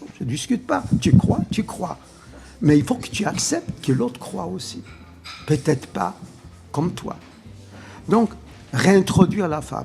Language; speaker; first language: French; non-native, fluent; Polish